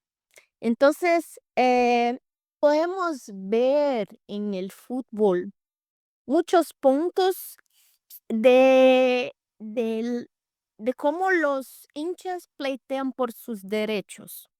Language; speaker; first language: Spanish; non-native, fluent; Portuguese